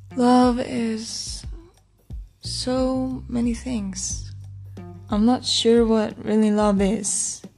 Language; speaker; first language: English; non-native, fluent; Icelandic